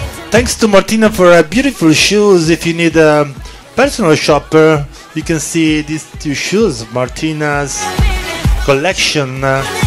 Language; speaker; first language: English; non-native, fluent; Italian